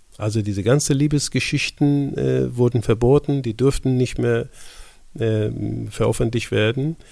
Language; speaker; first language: German; non-native, fluent; Persian